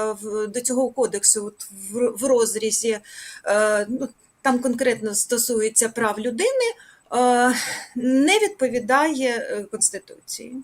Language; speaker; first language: Ukrainian; native; Ukrainian